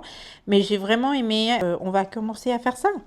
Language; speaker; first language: French; non-native, fluent; Spanish